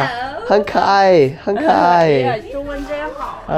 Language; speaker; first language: Chinese; non-native, learner; English